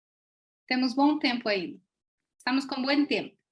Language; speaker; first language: Portuguese; non-native, fluent; Spanish